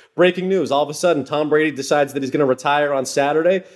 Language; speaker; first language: English; native; English